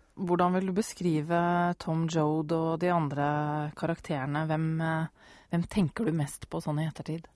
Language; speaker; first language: Norwegian; native; Norwegian